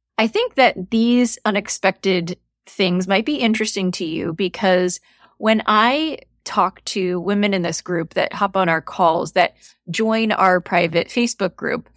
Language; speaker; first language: English; native; English